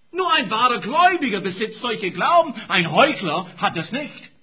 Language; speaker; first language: German; non-native, fluent; English